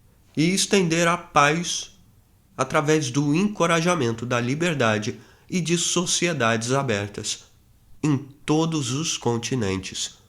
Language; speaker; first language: Portuguese; native; Portuguese